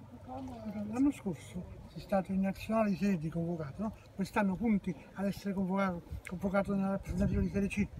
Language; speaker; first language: Italian; native; Italian